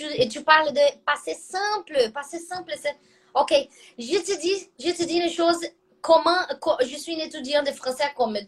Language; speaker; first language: French; non-native, fluent; Portuguese